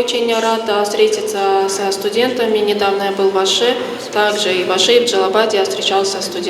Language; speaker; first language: Russian; non-native, learner; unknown